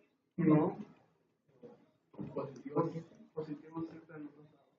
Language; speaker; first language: Spanish; non-native, learner; English